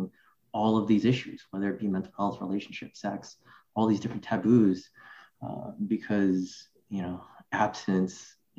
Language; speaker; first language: English; native; English